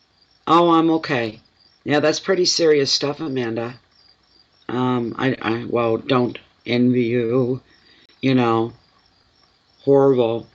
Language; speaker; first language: English; native; English